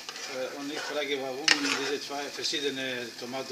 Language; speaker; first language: German; non-native, learner; Greek